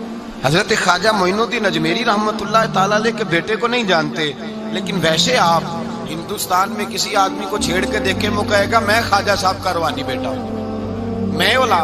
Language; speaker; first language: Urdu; non-native, local second language; Punjabi